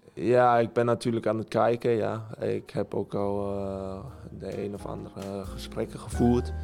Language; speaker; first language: Dutch; early bilingual, heritage; Dutch